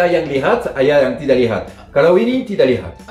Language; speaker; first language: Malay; non-native, learner; French